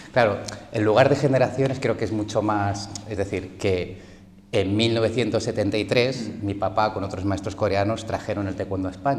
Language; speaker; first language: Spanish; early bilingual, other home language; Korean